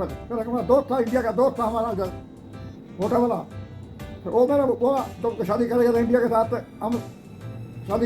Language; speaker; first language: Hindi; non-native, learner; Urdu